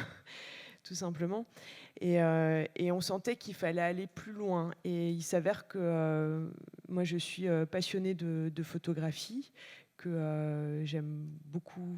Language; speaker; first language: French; native; French